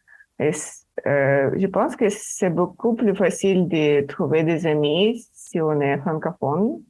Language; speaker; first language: French; non-native, learner; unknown